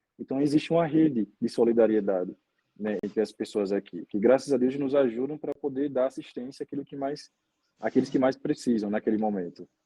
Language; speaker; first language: Portuguese; native; Portuguese